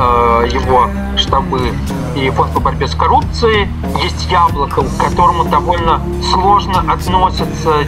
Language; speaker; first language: Russian; native; Russian